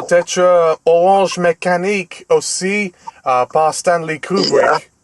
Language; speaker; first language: French; non-native, learner; English